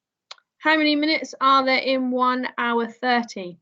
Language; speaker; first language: English; native; English